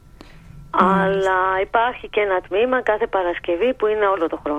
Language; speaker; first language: Greek; native; Greek